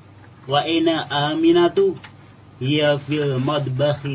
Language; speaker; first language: Arabic; non-native, learner; Indonesian